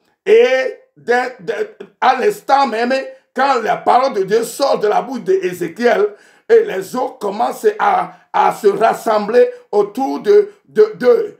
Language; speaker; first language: French; non-native, local second language; Ewe